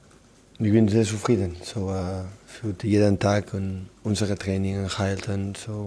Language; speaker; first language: German; non-native, fluent; Spanish